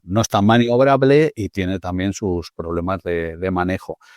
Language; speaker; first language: Spanish; native; Spanish